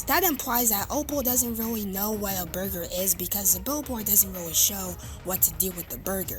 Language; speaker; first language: English; native; English